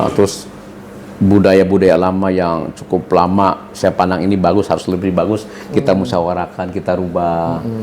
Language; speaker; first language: Indonesian; non-native, local second language; Sundanese